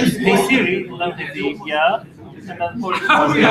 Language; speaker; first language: Dutch; non-native, fluent; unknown